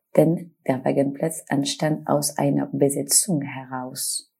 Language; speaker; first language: German; non-native, fluent; French